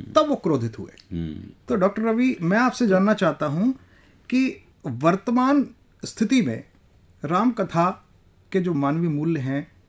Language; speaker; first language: Hindi; native; Hindi